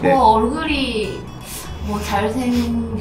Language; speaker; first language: Korean; non-native, fluent; Japanese